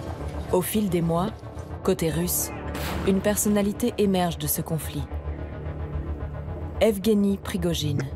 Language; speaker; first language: French; native; French